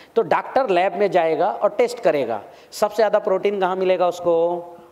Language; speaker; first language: Hindi; native; Hindi